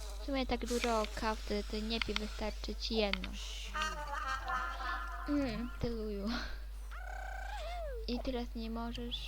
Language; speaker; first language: Polish; native; Polish